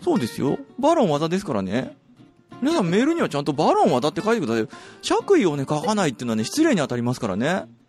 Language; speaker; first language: Japanese; native; Japanese